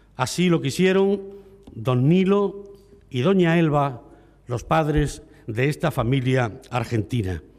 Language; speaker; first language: Spanish; native; Spanish